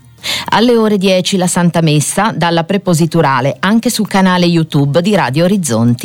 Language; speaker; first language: Italian; native; Italian